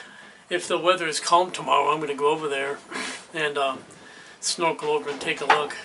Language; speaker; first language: English; native; English